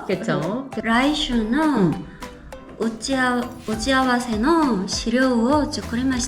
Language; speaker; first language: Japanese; non-native, learner; Korean